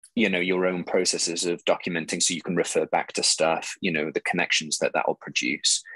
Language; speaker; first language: English; native; English